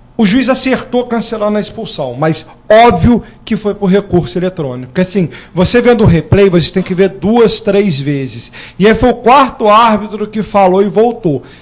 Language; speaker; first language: Portuguese; native; Portuguese